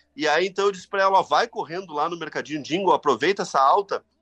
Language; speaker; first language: Portuguese; native; Portuguese